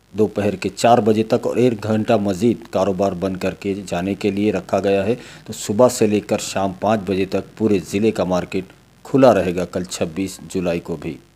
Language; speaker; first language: Hindi; non-native, local second language; Urdu